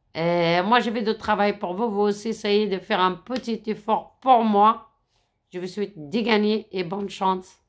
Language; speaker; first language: French; non-native, fluent; Arabic